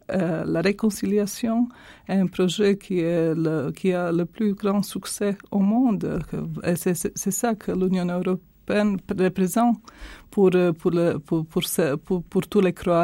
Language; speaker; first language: French; non-native, fluent; Croatian